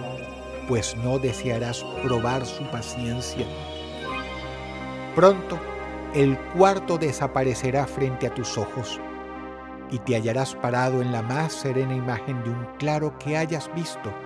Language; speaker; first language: Spanish; native; Spanish